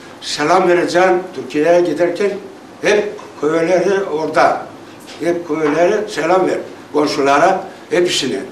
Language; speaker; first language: Turkish; early bilingual, heritage; Turkish